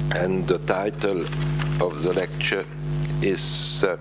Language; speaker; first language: English; non-native, fluent; French